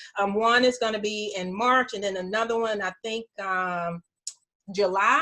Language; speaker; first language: English; native; English